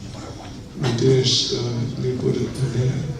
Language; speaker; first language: Russian; non-native, learner; English